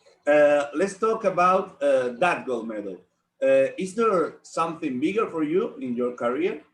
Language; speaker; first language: English; non-native, learner; Spanish